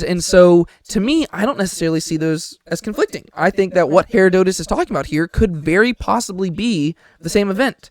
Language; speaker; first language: English; native; English